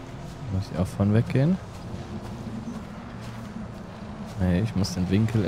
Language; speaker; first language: German; native; German